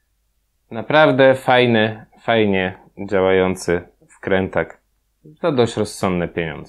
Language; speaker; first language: Polish; native; Polish